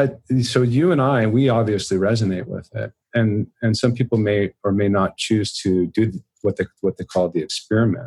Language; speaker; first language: English; native; English